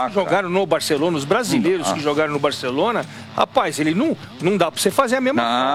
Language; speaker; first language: Portuguese; native; Portuguese